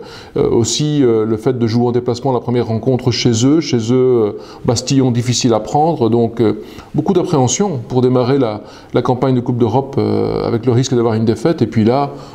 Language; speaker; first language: French; native; French